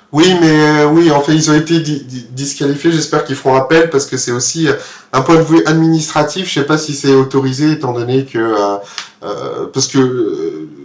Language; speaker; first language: French; native; French